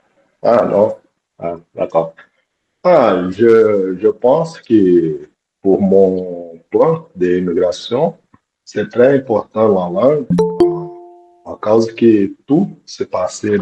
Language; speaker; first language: French; non-native, learner; Portuguese